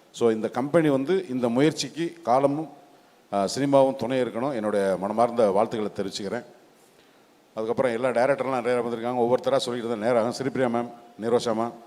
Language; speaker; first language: Tamil; native; Tamil